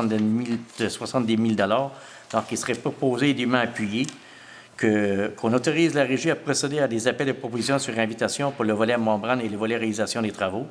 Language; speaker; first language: French; native; French